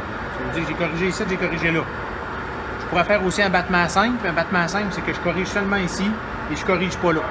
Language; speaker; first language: French; native; French